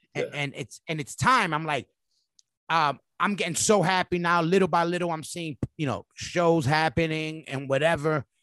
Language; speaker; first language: English; native; English